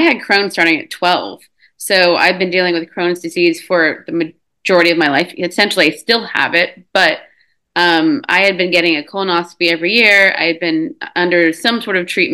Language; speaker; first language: English; native; English